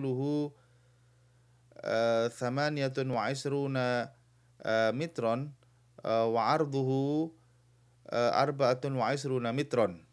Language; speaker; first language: Arabic; non-native, fluent; Indonesian